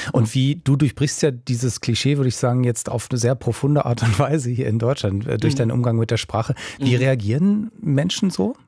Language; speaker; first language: German; native; German